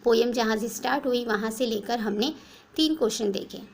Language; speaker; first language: Hindi; non-native, local second language; Gujarati